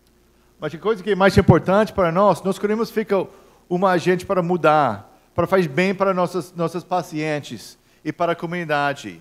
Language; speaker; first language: Portuguese; non-native, fluent; English